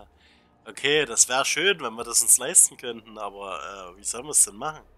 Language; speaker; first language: German; native; German